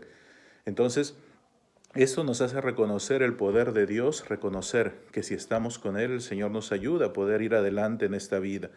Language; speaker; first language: Spanish; native; Spanish